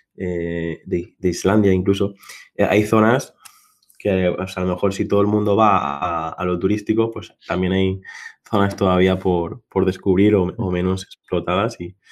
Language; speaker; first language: Spanish; non-native, local second language; Catalan